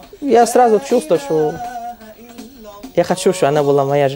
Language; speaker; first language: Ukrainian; non-native, learner; Arabic